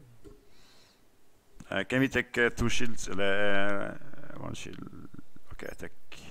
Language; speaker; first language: English; non-native, learner; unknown